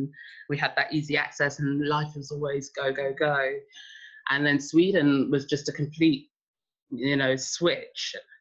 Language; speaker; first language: English; native; English